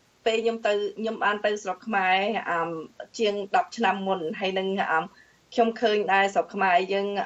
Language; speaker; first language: Khmer; early bilingual, heritage; Khmer